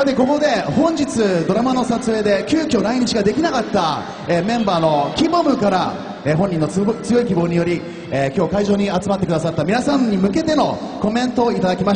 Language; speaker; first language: Japanese; native; Japanese